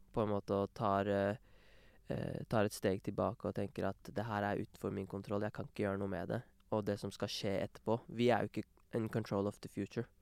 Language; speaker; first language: Norwegian; early bilingual, other home language; Urdu